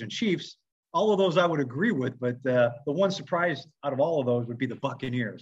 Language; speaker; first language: English; native; English